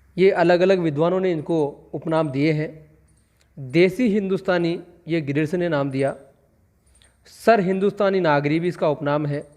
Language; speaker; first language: Hindi; native; Hindi